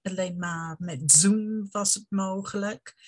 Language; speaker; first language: Dutch; non-native, fluent; English